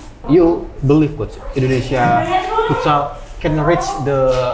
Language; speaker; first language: English; non-native, learner; Indonesian